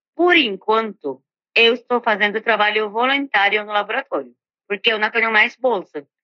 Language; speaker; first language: Portuguese; non-native, fluent; Arabic